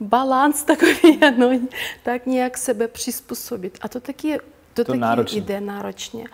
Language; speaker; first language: Czech; non-native, learner; Ukrainian